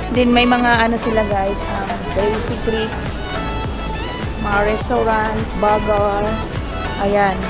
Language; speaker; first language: Filipino; native; Filipino